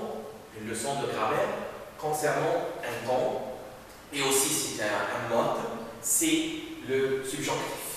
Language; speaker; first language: French; non-native, fluent; Arabic